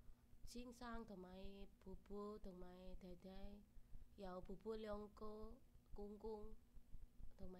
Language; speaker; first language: Cantonese; non-native, learner; Indonesian